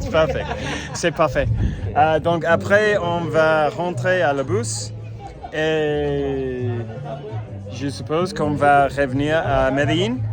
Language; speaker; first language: French; non-native, learner; English